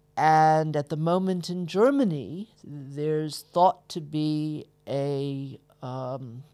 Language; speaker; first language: English; native; English